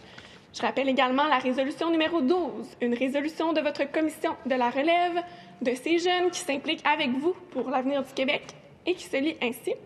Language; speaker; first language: French; native; French